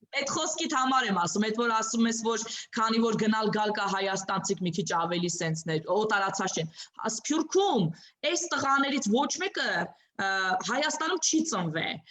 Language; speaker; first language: Armenian; native; Armenian